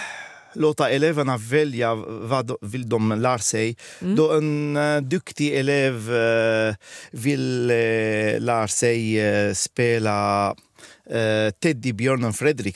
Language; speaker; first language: Swedish; non-native, fluent; Arabic